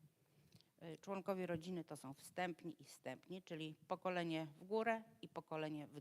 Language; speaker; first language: Polish; native; Polish